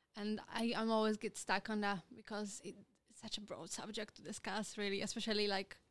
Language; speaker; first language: English; non-native, fluent; Polish